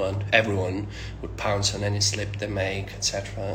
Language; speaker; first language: English; non-native, fluent; Russian